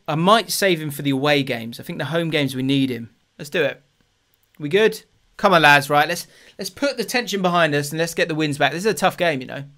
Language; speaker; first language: English; native; English